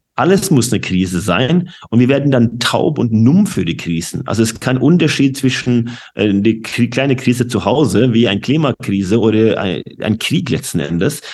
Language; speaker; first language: German; non-native, fluent; Norwegian